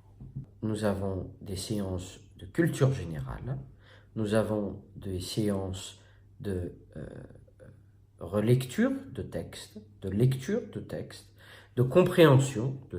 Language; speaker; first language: French; native; French